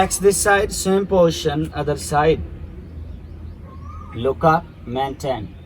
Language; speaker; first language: English; non-native, local second language; Hindi